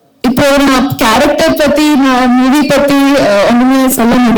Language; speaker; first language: Tamil; non-native, learner; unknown